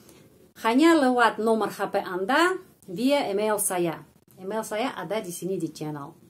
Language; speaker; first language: Indonesian; non-native, fluent; Russian